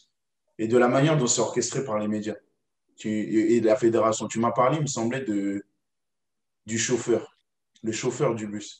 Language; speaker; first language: French; native; French